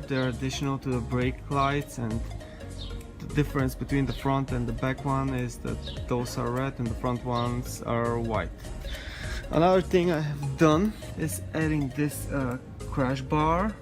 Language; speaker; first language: English; non-native, fluent; Bulgarian